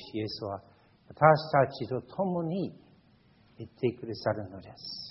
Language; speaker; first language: Japanese; non-native, fluent; English